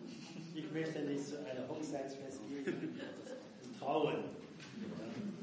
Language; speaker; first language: German; non-native, fluent; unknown